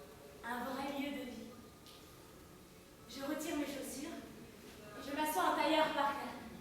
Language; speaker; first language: French; native; French